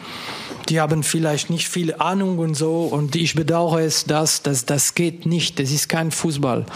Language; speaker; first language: German; non-native, local second language; French